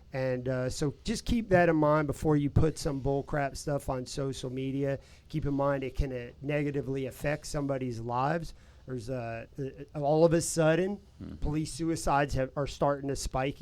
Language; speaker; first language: English; native; English